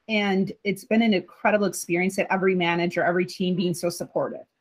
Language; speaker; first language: English; native; English